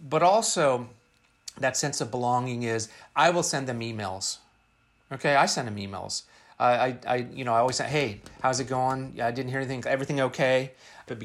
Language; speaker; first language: English; native; English